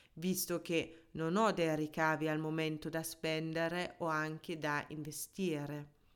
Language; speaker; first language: Italian; non-native, fluent; German